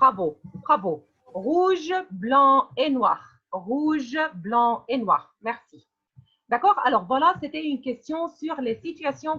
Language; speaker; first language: French; non-native, fluent; Arabic